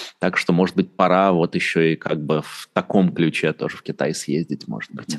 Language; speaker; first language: Russian; native; Russian